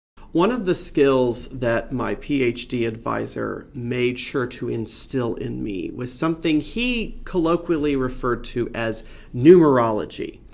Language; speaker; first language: English; native; English